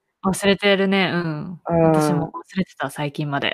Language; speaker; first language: Japanese; native; Japanese